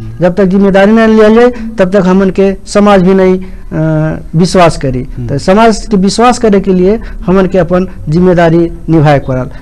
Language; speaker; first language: Bhojpuri; non-native, local second language; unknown